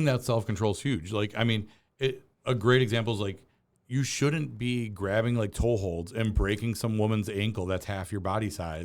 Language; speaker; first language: English; native; English